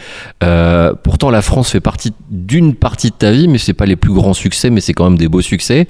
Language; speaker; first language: French; native; French